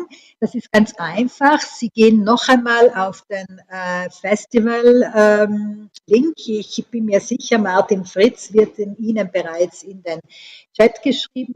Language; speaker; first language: German; native; German